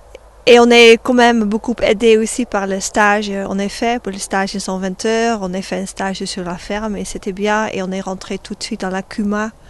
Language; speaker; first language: French; non-native, learner; Dutch